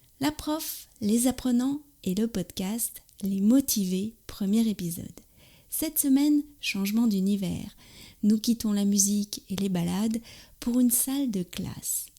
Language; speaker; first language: French; native; French